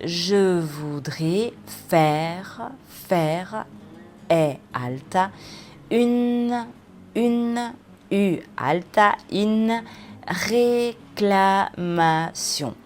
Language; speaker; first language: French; non-native, fluent; Spanish